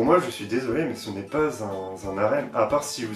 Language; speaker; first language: French; native; French